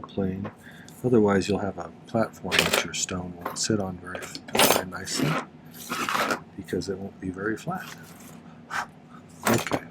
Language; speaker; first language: English; native; English